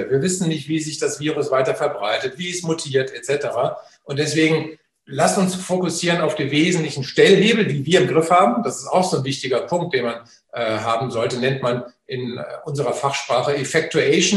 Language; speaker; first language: German; native; German